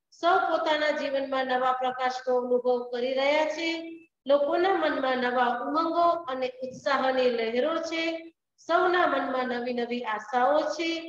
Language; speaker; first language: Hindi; non-native, local second language; Gujarati